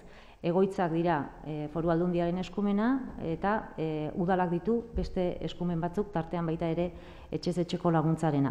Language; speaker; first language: Basque; native; Basque